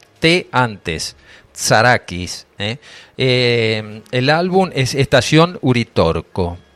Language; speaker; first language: Spanish; native; Spanish